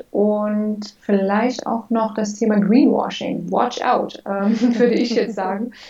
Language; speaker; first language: German; early bilingual, other home language; English